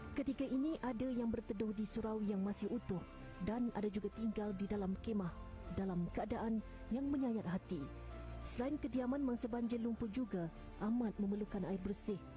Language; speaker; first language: Malay; native; Malay